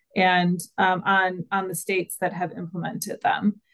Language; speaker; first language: English; native; English